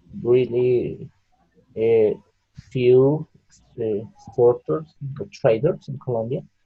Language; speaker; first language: English; non-native, learner; Spanish